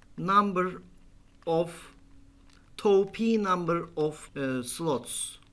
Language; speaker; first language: English; non-native, fluent; Turkish